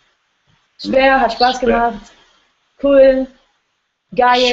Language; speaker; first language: German; non-native, fluent; English